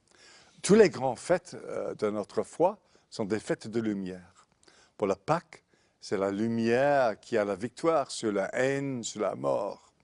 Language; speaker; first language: French; non-native, fluent; English